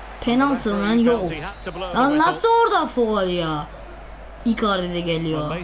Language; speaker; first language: Turkish; non-native, learner; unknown